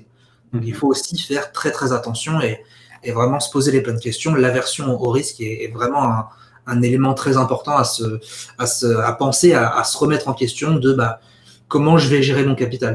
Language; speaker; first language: French; native; French